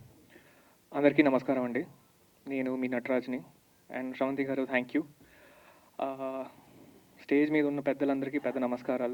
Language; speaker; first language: Telugu; native; Telugu